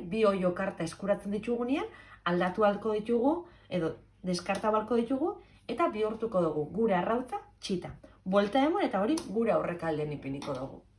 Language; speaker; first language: Basque; native; Basque